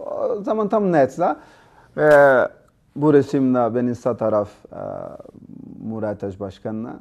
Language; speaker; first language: Turkish; non-native, learner; Portuguese